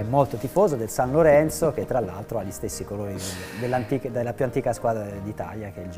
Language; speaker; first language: Italian; native; Italian